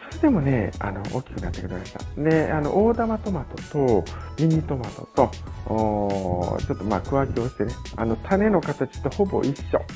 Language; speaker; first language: Japanese; native; Japanese